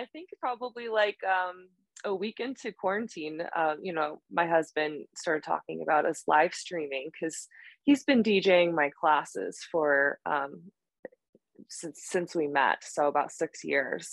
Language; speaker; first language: English; native; English